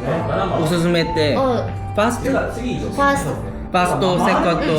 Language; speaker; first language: Japanese; non-native, learner; Korean